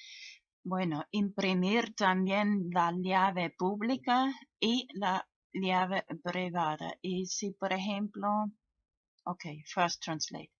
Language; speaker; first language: Spanish; non-native, fluent; German